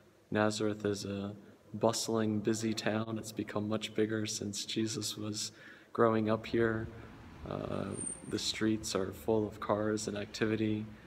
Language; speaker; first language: English; native; English